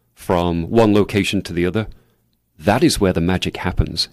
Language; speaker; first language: English; native; English